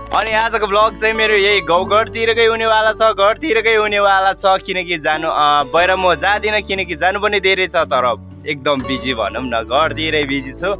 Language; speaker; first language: Nepali; non-native, local second language; Eastern Tamang